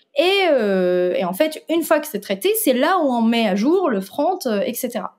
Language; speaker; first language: French; non-native, local second language; Arabic